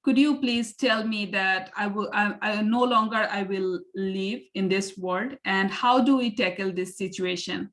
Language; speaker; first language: English; non-native, local second language; Bangla